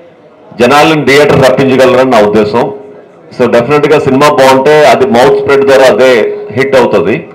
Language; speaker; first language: Telugu; native; Telugu